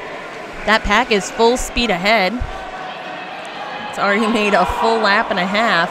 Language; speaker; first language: English; native; English